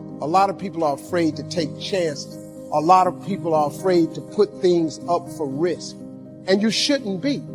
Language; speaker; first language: English; native; English